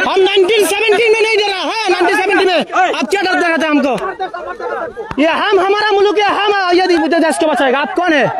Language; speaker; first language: Hindi; non-native, learner; Bangla